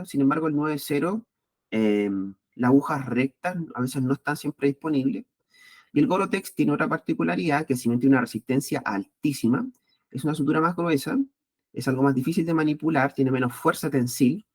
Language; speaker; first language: Spanish; native; Spanish